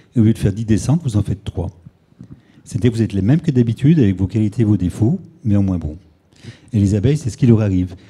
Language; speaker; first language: French; native; French